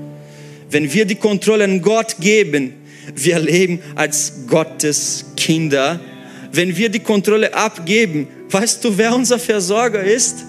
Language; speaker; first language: German; non-native, fluent; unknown